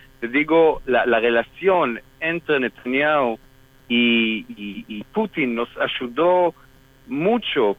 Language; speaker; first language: Spanish; non-native, fluent; Hebrew